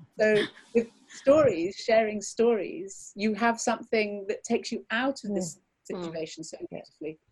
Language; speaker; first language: English; native; English